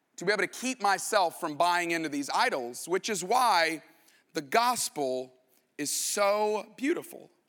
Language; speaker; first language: English; native; English